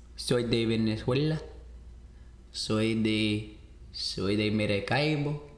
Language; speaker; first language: Spanish; non-native, learner; English